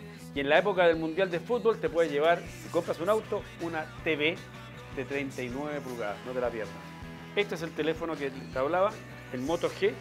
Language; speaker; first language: Spanish; native; Spanish